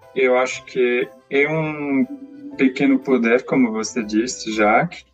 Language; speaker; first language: Portuguese; non-native, fluent; French